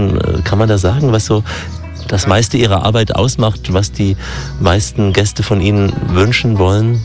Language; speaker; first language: German; native; German